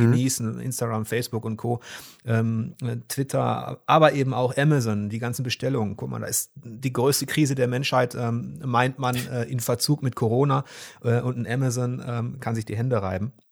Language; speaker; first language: German; native; German